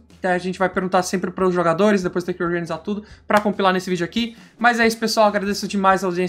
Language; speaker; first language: Portuguese; native; Portuguese